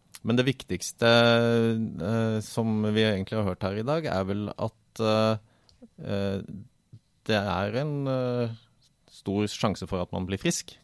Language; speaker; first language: Norwegian; native; Norwegian